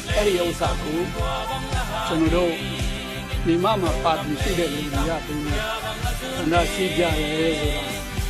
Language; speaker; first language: Burmese; non-native, local second language; Tedim Chin